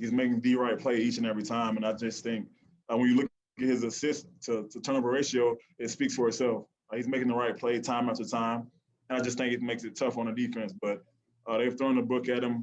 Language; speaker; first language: English; native; English